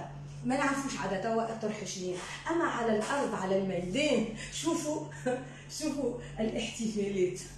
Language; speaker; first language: Arabic; native; Arabic